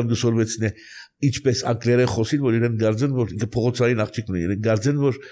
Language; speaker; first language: Armenian; early bilingual, heritage; Armenian